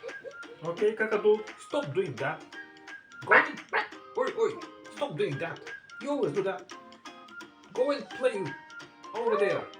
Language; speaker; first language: English; non-native, learner; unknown